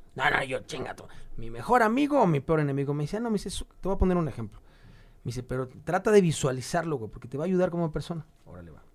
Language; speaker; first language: Spanish; native; Spanish